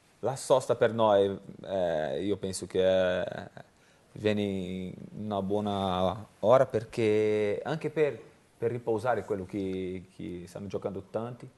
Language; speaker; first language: Italian; non-native, learner; Portuguese